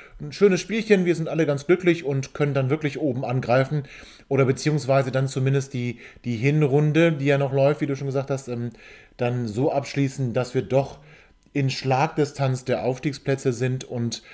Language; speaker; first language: German; native; German